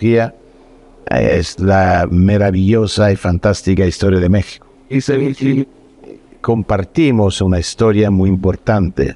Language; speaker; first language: Spanish; non-native, fluent; Italian